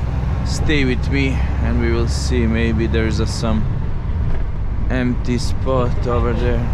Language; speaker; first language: English; non-native, fluent; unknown